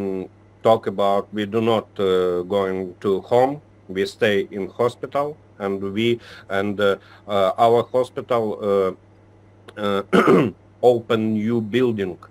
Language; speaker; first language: English; non-native, learner; Ukrainian